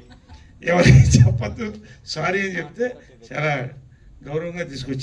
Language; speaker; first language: Telugu; native; Telugu